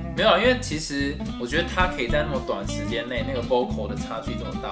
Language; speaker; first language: Chinese; native; Chinese